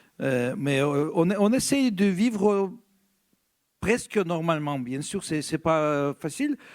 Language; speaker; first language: French; non-native, fluent; Russian